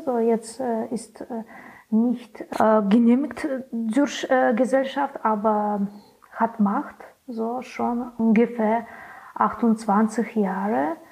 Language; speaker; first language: German; non-native, learner; Belarusian